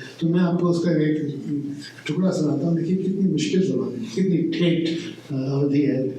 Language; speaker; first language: Urdu; native; Urdu